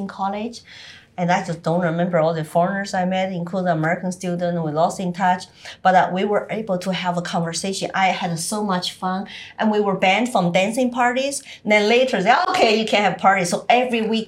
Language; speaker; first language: English; non-native, fluent; Chinese